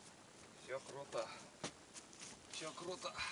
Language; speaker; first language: Russian; native; Russian